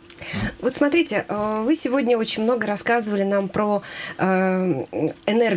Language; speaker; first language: Russian; native; Russian